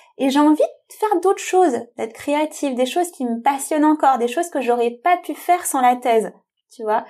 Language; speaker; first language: French; native; French